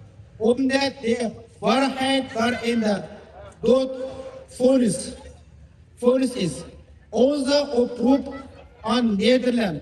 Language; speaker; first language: Dutch; non-native, learner; Uyghur